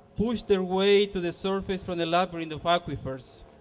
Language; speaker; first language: English; non-native, fluent; Spanish